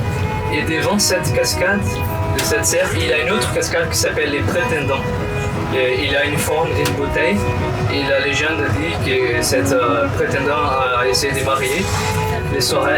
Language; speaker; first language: French; non-native, learner; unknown